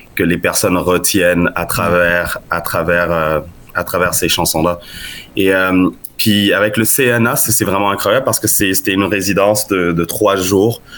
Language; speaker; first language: French; non-native, local second language; Lingala